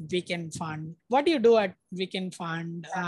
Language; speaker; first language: English; non-native, local second language; Tamil